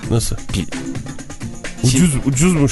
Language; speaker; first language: Turkish; native; Turkish